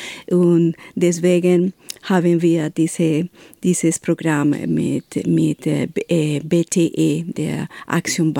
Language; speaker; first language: German; non-native, learner; Spanish